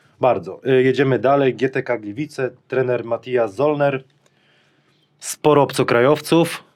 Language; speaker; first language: Polish; native; Polish